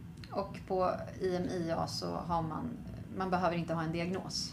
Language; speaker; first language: Swedish; native; Swedish